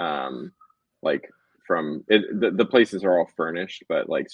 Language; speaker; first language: English; native; English